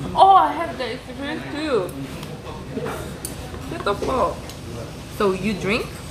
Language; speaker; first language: English; non-native, learner; Korean